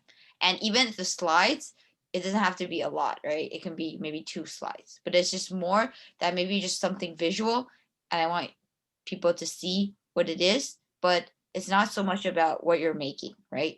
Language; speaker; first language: English; non-native, fluent; Chinese